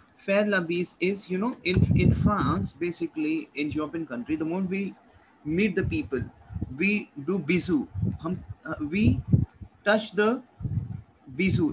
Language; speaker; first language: English; non-native, local second language; Hindi